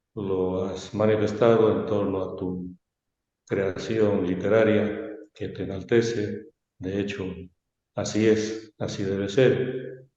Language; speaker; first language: Spanish; native; Spanish